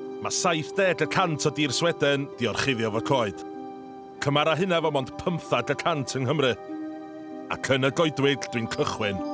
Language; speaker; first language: Welsh; native; Welsh